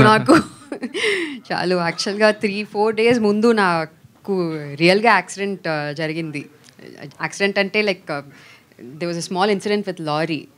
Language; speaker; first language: Telugu; non-native, fluent; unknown